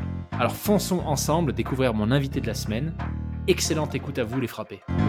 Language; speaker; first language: French; native; French